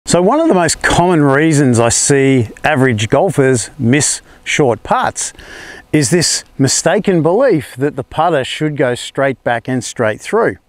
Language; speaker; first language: English; native; English